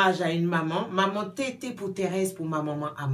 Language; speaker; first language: French; non-native, local second language; Baoulé